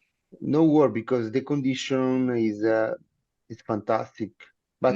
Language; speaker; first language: English; non-native, learner; Italian